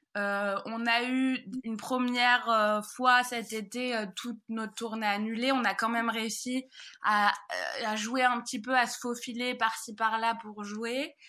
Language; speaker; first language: French; native; French